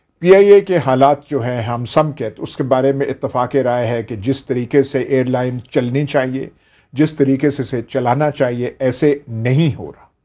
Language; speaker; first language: Urdu; native; Urdu